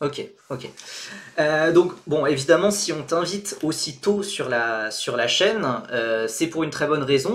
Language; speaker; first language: French; native; French